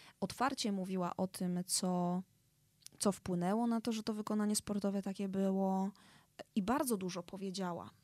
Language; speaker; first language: Polish; native; Polish